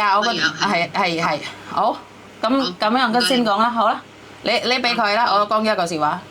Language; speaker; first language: Cantonese; non-native, fluent; Indonesian